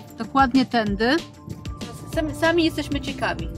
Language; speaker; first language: Polish; native; Polish